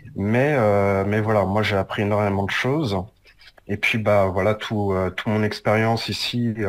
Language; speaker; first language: French; native; French